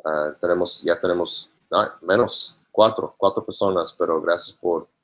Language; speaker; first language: Spanish; non-native, learner; English